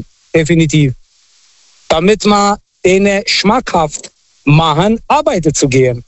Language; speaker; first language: German; non-native, fluent; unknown